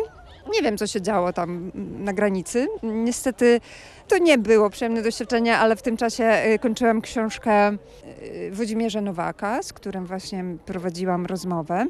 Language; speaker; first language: Polish; non-native, fluent; Ukrainian